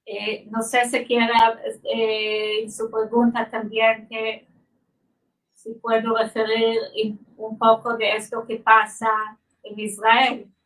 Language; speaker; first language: Spanish; non-native, fluent; Hebrew